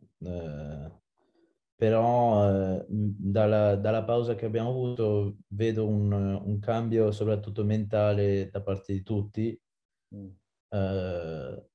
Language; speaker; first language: Italian; non-native, fluent; French